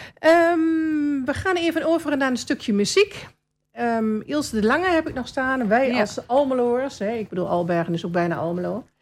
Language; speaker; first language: Dutch; native; Dutch